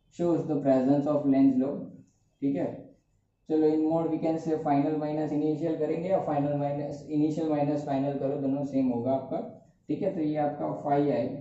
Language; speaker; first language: Hindi; non-native, local second language; Gujarati